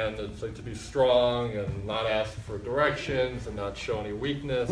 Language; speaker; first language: English; native; English